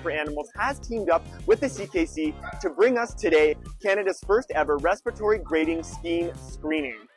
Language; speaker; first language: English; native; English